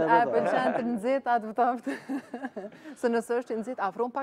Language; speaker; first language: Albanian; native; Albanian